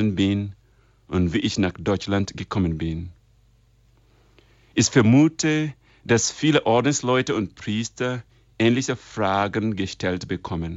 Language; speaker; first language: German; non-native, fluent; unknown